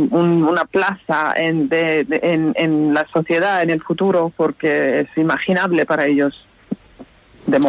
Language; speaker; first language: Spanish; non-native, fluent; Persian